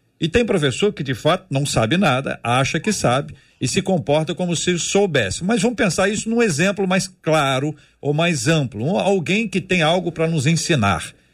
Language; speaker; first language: Portuguese; native; Portuguese